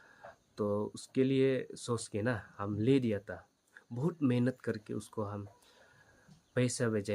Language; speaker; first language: Hindi; non-native, local second language; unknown